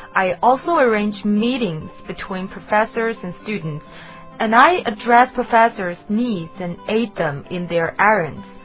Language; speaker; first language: English; non-native, fluent; Chinese